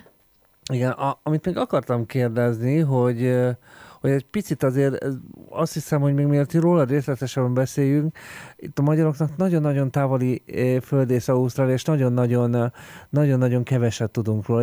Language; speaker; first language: Hungarian; native; Hungarian